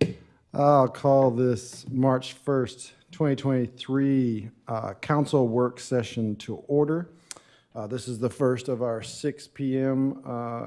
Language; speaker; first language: English; native; English